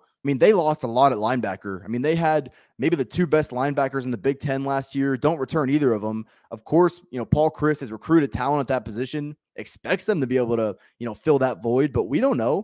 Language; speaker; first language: English; native; English